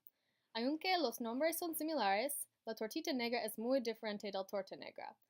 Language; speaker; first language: Spanish; non-native, learner; English